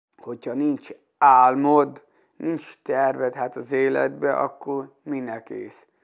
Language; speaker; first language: Hungarian; native; Hungarian